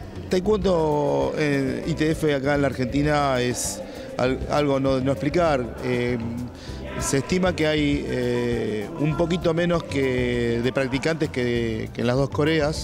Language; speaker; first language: Spanish; native; Spanish